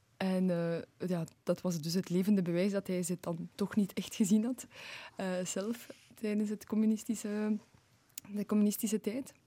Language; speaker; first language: Dutch; early bilingual, other home language; Polish